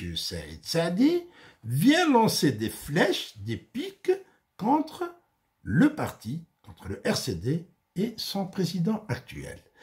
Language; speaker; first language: French; non-native, local second language; Arabic